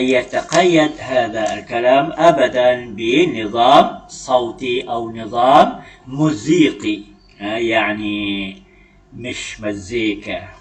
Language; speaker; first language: Arabic; non-native, fluent; Malay